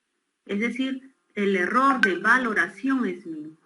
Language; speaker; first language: Spanish; native; Spanish